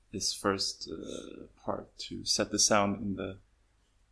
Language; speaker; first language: English; non-native, fluent; Swedish